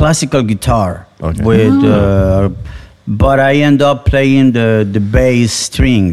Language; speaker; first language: English; non-native, fluent; Spanish